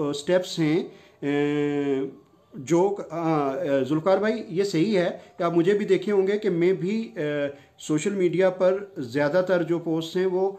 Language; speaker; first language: Urdu; non-native, local second language; Punjabi